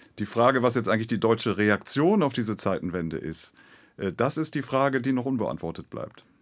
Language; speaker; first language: German; native; German